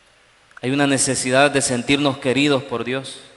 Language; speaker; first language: Spanish; native; Spanish